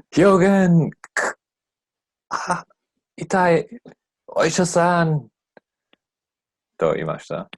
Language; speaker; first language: Japanese; non-native, learner; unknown